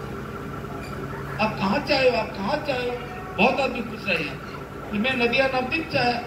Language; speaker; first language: Hindi; non-native, local second language; Bangla